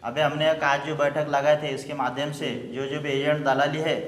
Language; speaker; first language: Hindi; non-native, local second language; Marathi